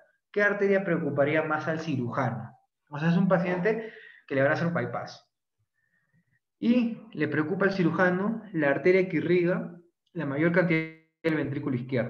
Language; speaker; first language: Spanish; native; Spanish